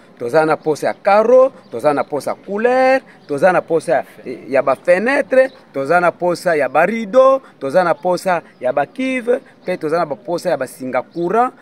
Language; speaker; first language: Lingala; non-native, local second language; Kituba (Democratic Republic of Congo)